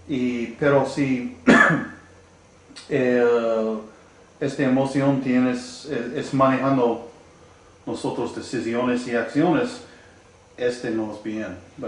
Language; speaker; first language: Spanish; non-native, learner; English